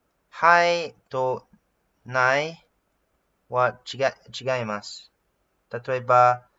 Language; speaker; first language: Japanese; non-native, learner; English